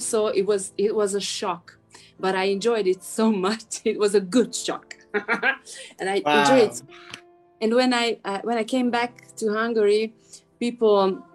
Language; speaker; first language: English; non-native, fluent; Hungarian